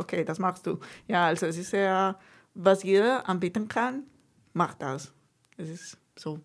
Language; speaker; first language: German; non-native, fluent; Spanish